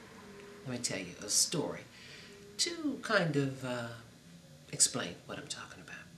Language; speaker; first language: English; native; English